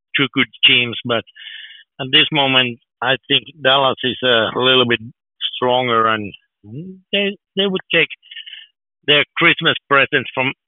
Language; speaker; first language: English; non-native, fluent; Finnish